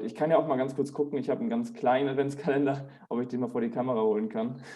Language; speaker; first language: German; native; German